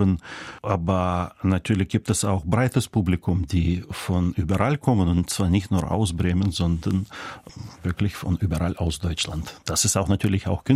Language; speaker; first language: German; native; German